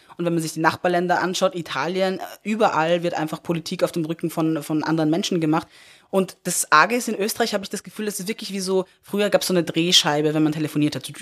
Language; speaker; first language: German; early bilingual, other home language; Persian